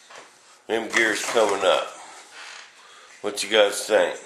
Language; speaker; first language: English; native; English